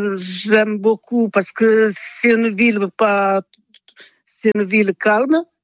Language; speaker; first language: French; non-native, fluent; Portuguese